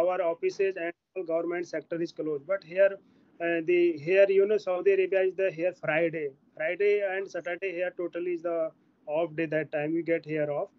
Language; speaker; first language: English; non-native, learner; Hindi